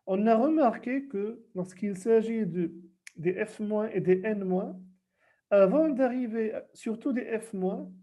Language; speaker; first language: French; non-native, local second language; Arabic